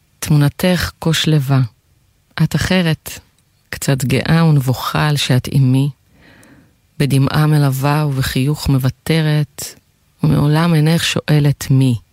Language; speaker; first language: Hebrew; non-native, fluent; Russian